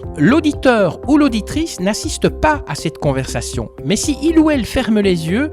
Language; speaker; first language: French; native; French